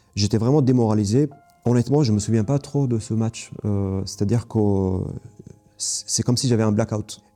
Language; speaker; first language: French; non-native, fluent; Arabic